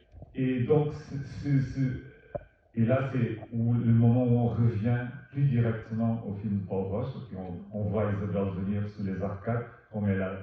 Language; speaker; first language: French; non-native, fluent; Portuguese